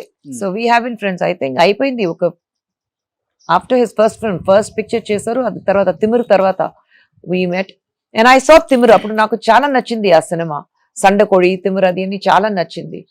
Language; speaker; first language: Telugu; non-native, fluent; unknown